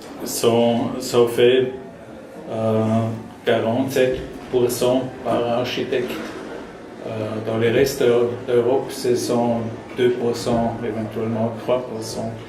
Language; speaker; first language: French; non-native, learner; German